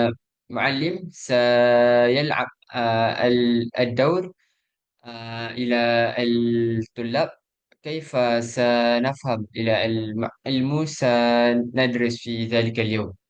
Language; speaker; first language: Arabic; non-native, learner; Malay